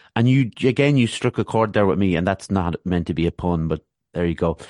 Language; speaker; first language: English; native; English